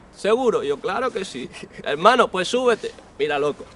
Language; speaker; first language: Spanish; native; Spanish